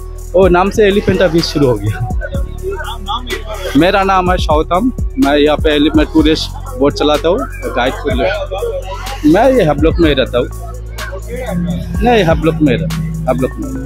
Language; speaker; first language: Hindi; non-native, local second language; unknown